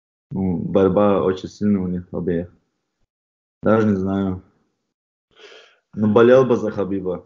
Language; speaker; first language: Russian; non-native, fluent; Chechen